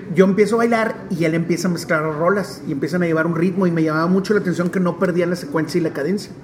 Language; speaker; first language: Spanish; non-native, local second language; English